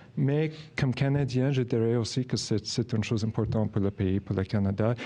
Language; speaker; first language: French; non-native, fluent; English